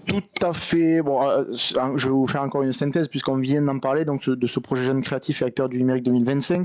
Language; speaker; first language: French; native; French